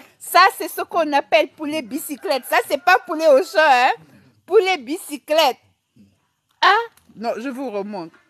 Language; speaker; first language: French; native; French